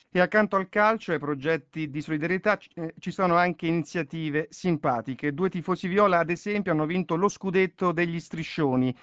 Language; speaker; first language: Italian; native; Italian